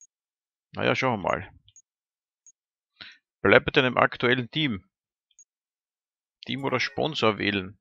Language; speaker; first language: German; native; German